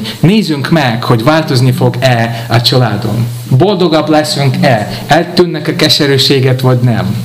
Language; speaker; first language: Hungarian; non-native, fluent; English